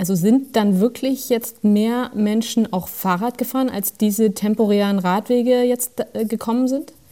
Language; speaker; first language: German; native; German